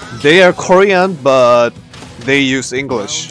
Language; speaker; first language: English; non-native, learner; Korean